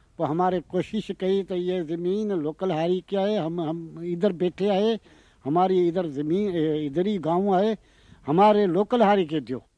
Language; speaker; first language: Urdu; non-native, local second language; Sindhi